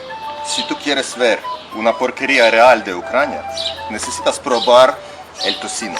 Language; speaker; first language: Spanish; non-native, fluent; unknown